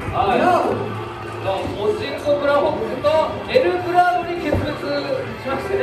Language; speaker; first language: Japanese; native; Japanese